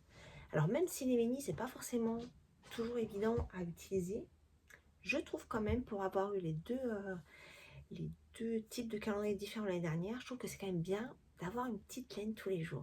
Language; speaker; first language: French; native; French